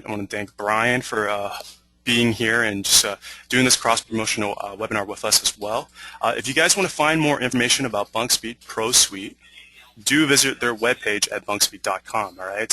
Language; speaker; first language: English; native; English